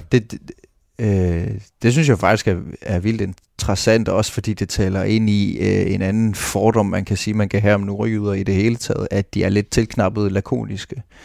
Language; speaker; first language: Danish; native; Danish